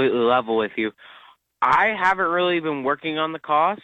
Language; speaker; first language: English; native; English